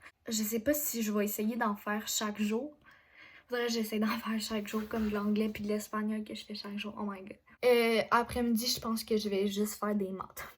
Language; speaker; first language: French; native; French